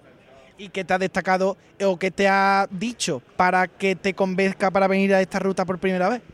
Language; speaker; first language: Spanish; native; Spanish